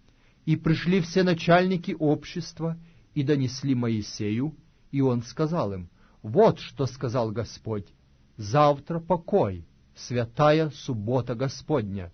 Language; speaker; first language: Russian; native; Russian